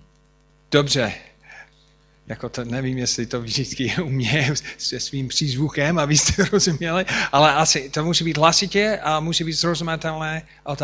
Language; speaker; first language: Czech; non-native, fluent; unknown